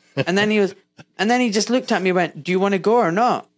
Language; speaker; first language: English; native; English